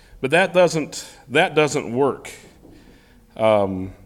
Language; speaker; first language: English; native; English